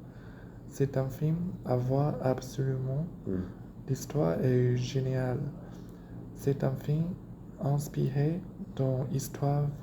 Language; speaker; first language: French; non-native, learner; Chinese